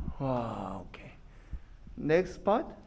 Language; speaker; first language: English; non-native, learner; Korean